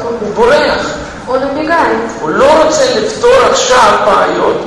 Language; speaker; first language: Hebrew; non-native, fluent; Russian